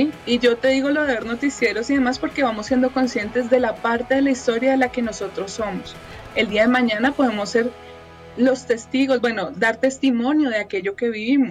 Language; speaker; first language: Spanish; native; Spanish